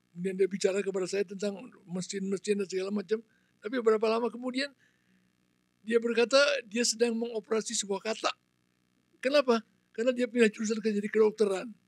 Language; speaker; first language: Indonesian; non-native, local second language; Balinese